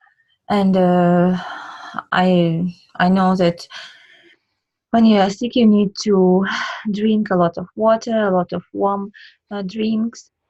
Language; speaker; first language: English; non-native, learner; Russian